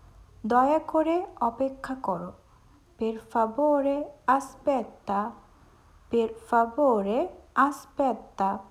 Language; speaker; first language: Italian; non-native, fluent; Bangla